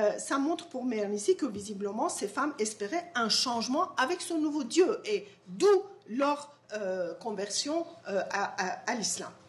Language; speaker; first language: French; non-native, fluent; Persian